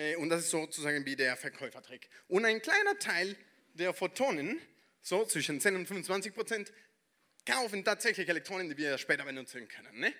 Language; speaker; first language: German; non-native, fluent; Spanish